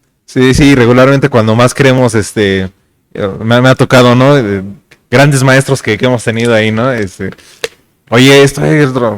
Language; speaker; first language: Spanish; native; Spanish